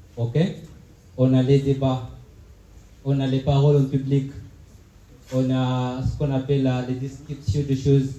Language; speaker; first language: French; non-native, fluent; Swahili